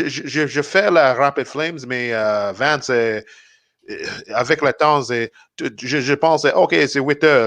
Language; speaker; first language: French; non-native, learner; English